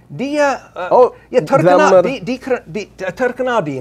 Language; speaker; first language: Indonesian; non-native, learner; English